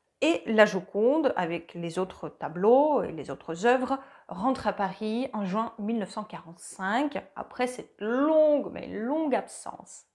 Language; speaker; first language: French; non-native, fluent; Russian